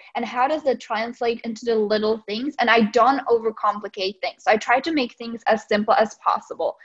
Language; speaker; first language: English; non-native, fluent; Czech